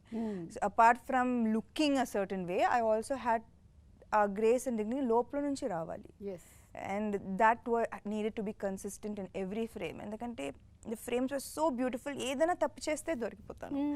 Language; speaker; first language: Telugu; non-native, fluent; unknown